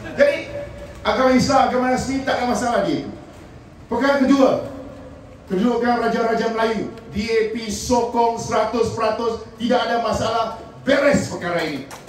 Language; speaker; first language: Malay; non-native, local second language; Min Nan Chinese